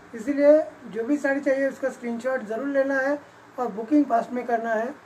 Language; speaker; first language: Hindi; non-native, local second language; Marathi